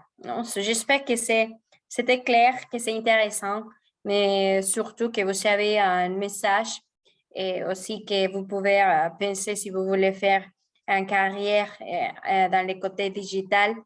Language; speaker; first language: French; non-native, fluent; Spanish